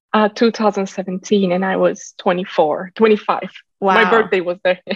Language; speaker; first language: English; non-native, fluent; Turkish